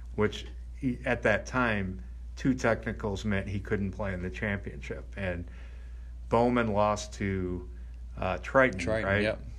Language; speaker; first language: English; native; English